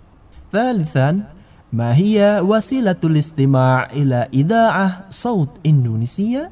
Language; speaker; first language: Arabic; non-native, fluent; Indonesian